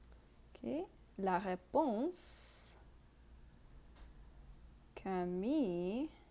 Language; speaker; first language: French; non-native, fluent; English